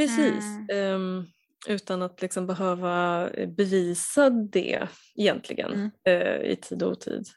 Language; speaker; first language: Swedish; native; Swedish